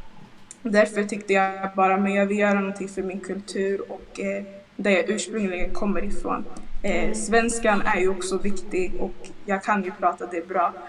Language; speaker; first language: Swedish; early bilingual, other home language; Lingala